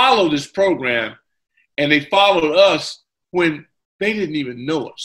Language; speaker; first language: English; native; English